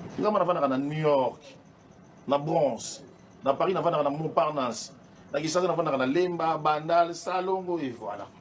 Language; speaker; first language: Lingala; native; Lingala